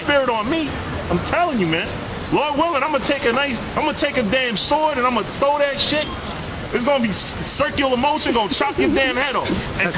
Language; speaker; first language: English; early bilingual, other home language; Spanish